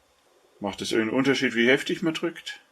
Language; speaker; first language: German; native; German